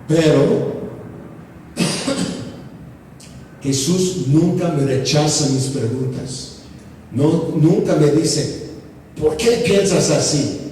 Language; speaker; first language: Spanish; non-native, fluent; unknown